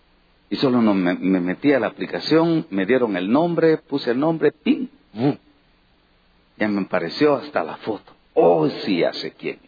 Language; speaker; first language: Spanish; native; Spanish